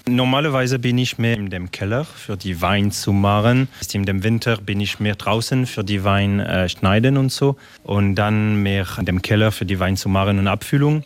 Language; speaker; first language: German; non-native, learner; French